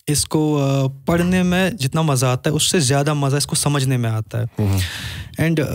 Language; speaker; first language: Hindi; non-native, local second language; Kashmiri